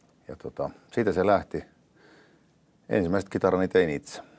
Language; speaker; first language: Finnish; native; Finnish